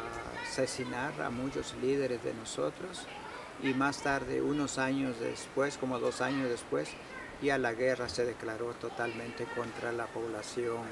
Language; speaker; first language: Spanish; non-native, local second language; Kʼicheʼ